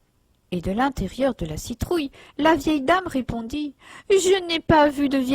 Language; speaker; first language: French; native; French